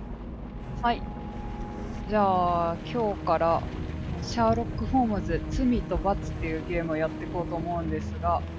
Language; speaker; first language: Japanese; native; Japanese